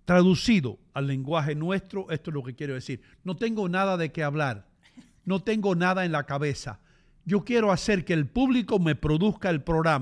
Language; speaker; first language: Spanish; native; Spanish